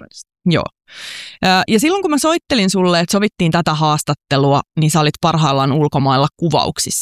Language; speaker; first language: Finnish; native; Finnish